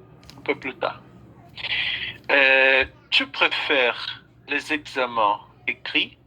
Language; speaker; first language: French; non-native, fluent; Portuguese